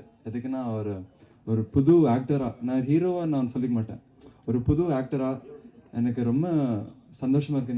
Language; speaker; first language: Tamil; non-native, local second language; Telugu